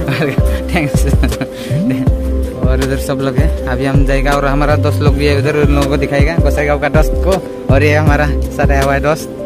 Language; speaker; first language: Hindi; non-native, local second language; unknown